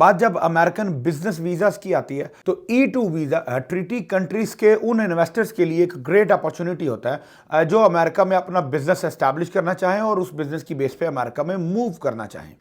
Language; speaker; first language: Urdu; native; Urdu